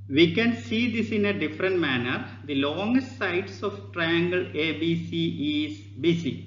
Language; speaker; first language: English; non-native, local second language; Malayalam